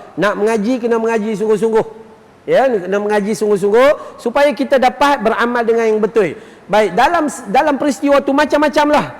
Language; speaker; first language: Malay; native; Malay